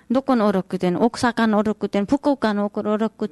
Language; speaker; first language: Japanese; non-native, learner; Nepali